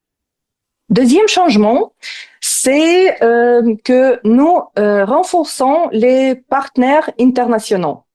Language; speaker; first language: French; non-native, fluent; Ukrainian